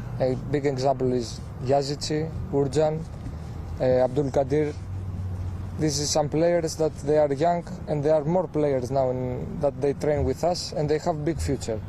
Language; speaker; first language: English; non-native, fluent; Greek